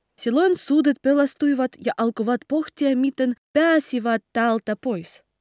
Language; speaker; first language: Finnish; non-native, learner; Ukrainian